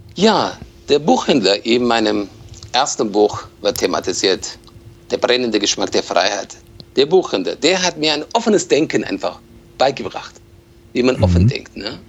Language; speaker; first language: German; non-native, fluent; Persian